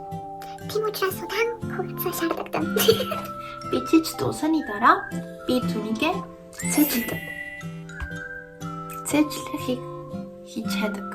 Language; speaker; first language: Mongolian; non-native, learner; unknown